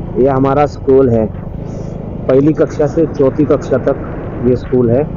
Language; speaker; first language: Hindi; non-native, local second language; Marathi